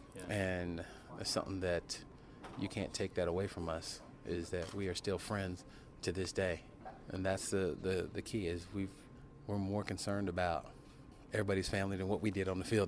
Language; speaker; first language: English; native; English